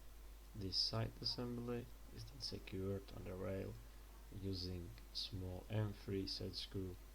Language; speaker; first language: English; non-native, fluent; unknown